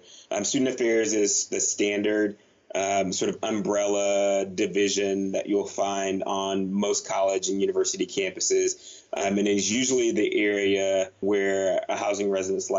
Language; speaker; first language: English; native; English